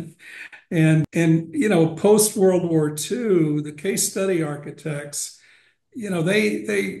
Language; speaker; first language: English; native; English